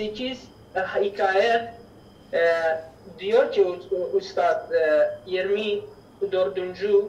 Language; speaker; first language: Turkish; non-native, learner; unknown